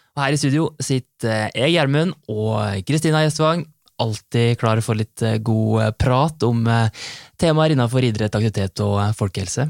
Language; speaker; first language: Norwegian; native; Norwegian